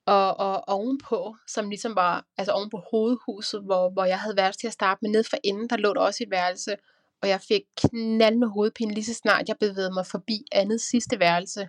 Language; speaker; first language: Danish; native; Danish